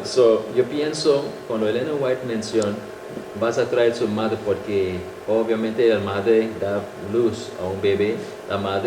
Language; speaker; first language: Spanish; non-native, fluent; English